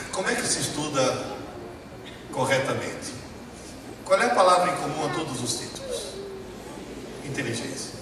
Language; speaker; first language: Portuguese; early bilingual, other home language; Italian